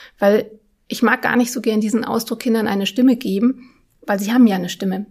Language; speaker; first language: German; early bilingual, other home language; Russian